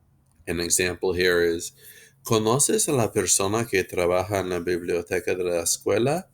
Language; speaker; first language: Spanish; non-native, fluent; English